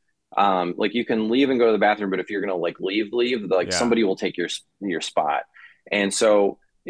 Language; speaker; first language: English; native; English